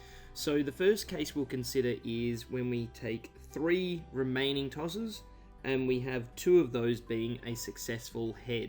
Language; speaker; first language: English; native; English